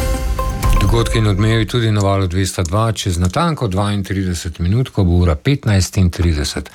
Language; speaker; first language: Slovenian; native; Slovenian